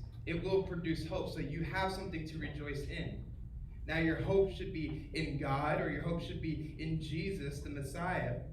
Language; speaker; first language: English; native; English